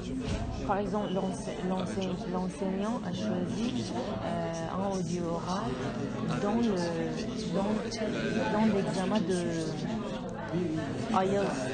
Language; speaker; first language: French; non-native, learner; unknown